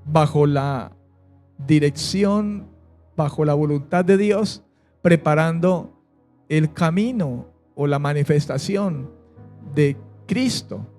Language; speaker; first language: Spanish; native; Spanish